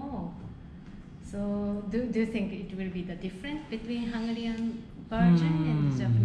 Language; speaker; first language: English; non-native, fluent; Japanese